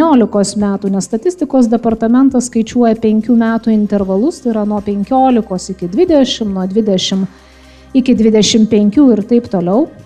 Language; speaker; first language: Lithuanian; native; Lithuanian